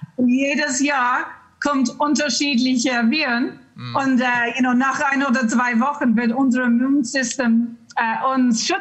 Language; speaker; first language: German; non-native, learner; English